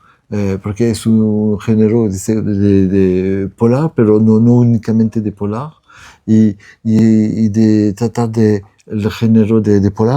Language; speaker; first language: Spanish; non-native, learner; French